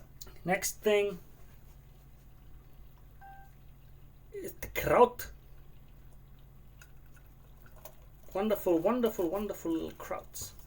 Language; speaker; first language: English; non-native, fluent; German